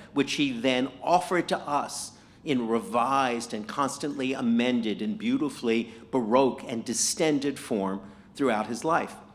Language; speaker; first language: English; native; English